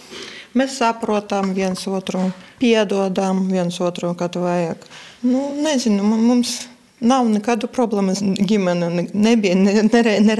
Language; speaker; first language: Latvian; non-native, local second language; Russian